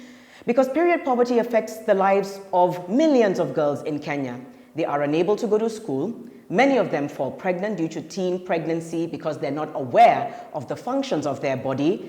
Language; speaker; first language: English; non-native, local second language; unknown